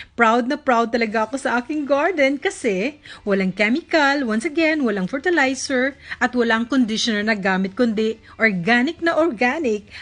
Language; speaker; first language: Filipino; native; Filipino